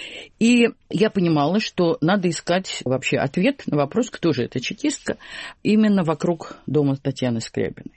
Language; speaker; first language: Russian; native; Russian